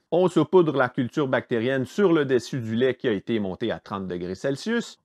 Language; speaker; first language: French; native; French